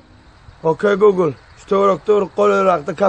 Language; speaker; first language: Russian; non-native, local second language; Turkmen